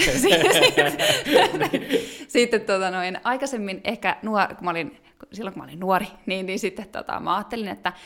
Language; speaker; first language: Finnish; native; Finnish